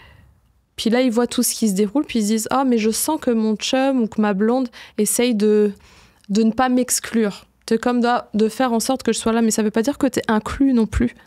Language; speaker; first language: French; native; French